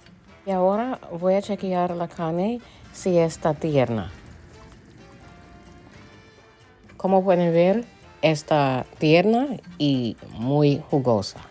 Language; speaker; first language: Spanish; early bilingual, heritage; English